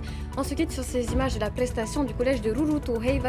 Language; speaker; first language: French; native; French